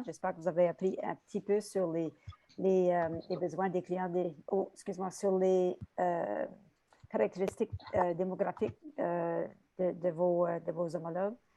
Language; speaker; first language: French; native; French